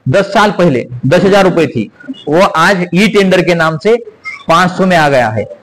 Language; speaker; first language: Hindi; non-native, local second language; Marathi